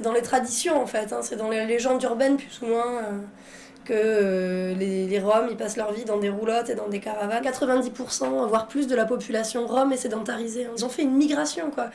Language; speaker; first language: French; native; French